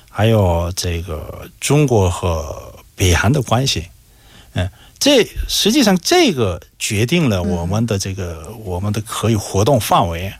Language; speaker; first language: Chinese; non-native, fluent; Korean